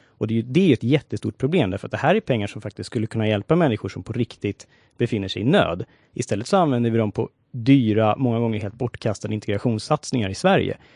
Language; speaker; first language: Swedish; native; Swedish